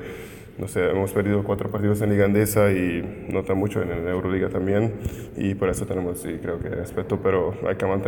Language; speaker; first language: Spanish; non-native, fluent; Hungarian